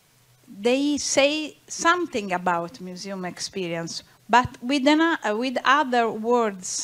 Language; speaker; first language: English; non-native, learner; Italian